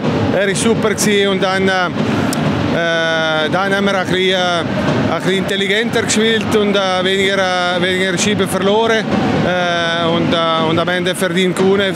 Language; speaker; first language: German; non-native, local second language; Italian